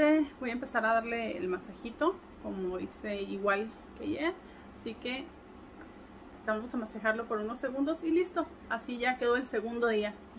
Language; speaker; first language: Spanish; native; Spanish